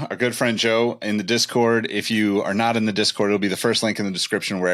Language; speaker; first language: English; native; English